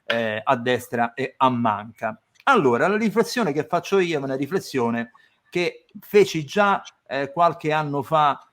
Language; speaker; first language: Italian; native; Italian